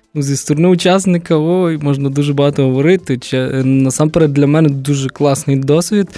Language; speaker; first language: Ukrainian; native; Ukrainian